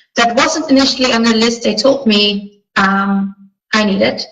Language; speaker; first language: English; non-native, fluent; Dutch